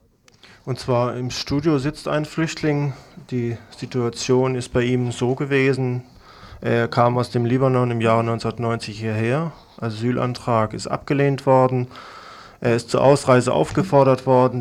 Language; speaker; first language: German; native; German